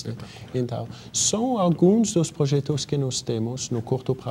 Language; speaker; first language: Portuguese; non-native, fluent; French